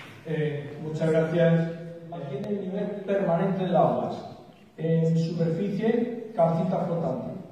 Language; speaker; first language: Spanish; native; Spanish